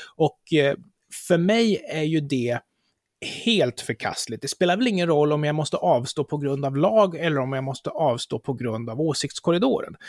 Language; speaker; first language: Swedish; native; Swedish